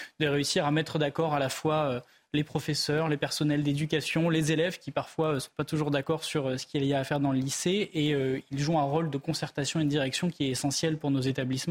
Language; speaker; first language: French; native; French